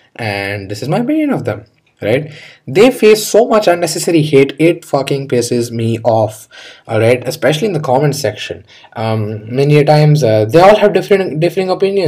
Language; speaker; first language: English; non-native, local second language; Hindi